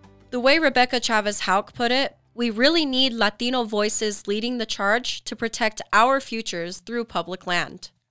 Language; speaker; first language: English; native; English